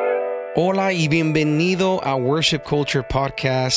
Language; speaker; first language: Spanish; native; Spanish